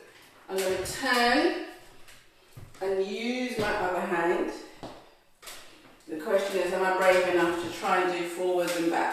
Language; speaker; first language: English; native; English